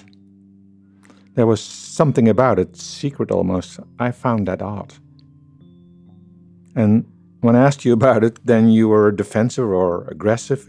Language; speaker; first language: English; non-native, fluent; Dutch